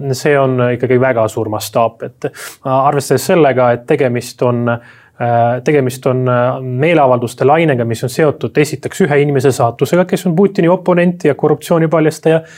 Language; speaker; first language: Estonian; non-native, local second language; Russian